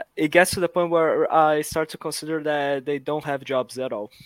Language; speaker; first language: English; non-native, fluent; Portuguese